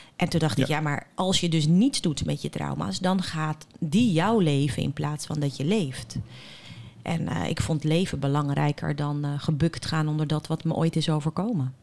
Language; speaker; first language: Dutch; early bilingual, other home language; Bosnian